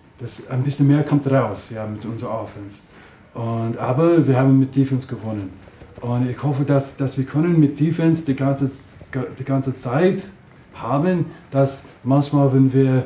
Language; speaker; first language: German; non-native, learner; English